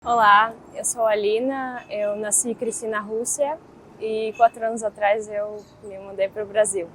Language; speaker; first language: Portuguese; non-native, fluent; Russian